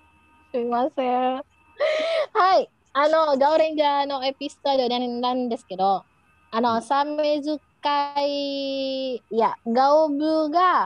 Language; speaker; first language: Japanese; non-native, learner; Indonesian